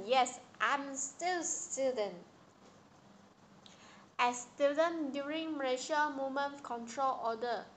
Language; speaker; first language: English; non-native, learner; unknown